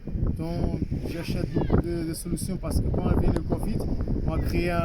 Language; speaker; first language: French; non-native, fluent; Kabuverdianu